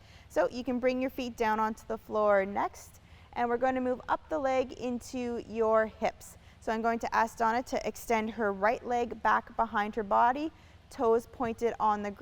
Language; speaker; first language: English; native; English